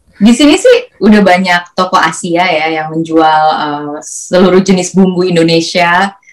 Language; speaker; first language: Indonesian; native; Indonesian